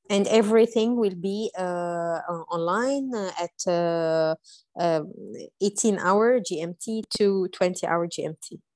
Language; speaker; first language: English; non-native, fluent; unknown